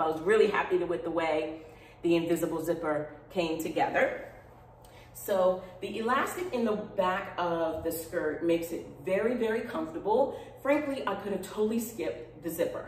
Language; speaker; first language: English; native; English